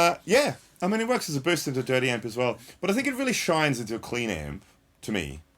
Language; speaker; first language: English; native; English